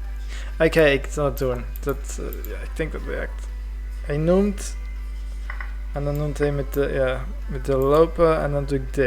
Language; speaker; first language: Dutch; non-native, fluent; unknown